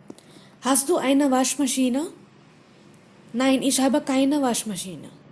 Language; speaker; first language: German; non-native, fluent; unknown